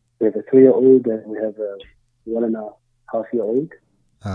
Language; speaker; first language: English; non-native, local second language; Zulu